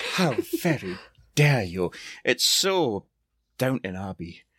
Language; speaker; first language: English; native; English